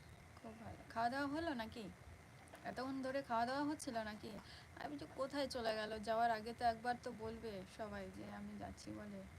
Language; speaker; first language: Bangla; non-native, local second language; Santali